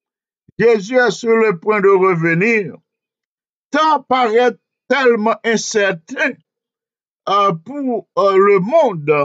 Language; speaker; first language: French; non-native, local second language; Haitian Creole